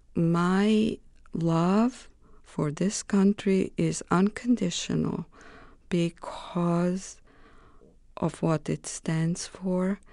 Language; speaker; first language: English; non-native, fluent; Romanian